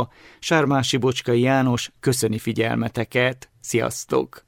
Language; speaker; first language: Hungarian; native; Hungarian